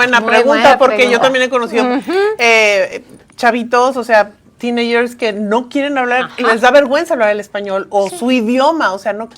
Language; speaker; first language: Spanish; native; Spanish